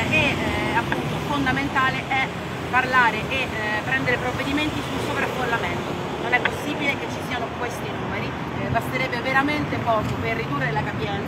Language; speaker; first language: Italian; native; Italian